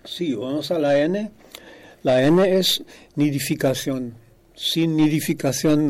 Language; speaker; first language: Spanish; non-native, fluent; German